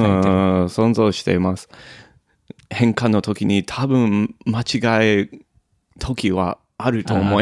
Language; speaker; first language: Japanese; non-native, learner; English